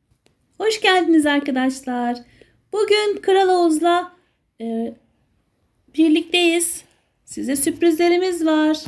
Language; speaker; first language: Turkish; native; Turkish